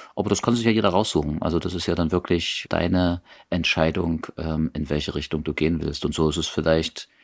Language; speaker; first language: German; native; German